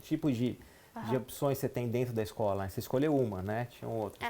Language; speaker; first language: Portuguese; native; Portuguese